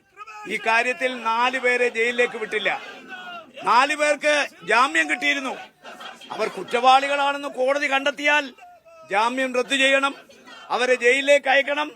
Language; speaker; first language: Malayalam; native; Malayalam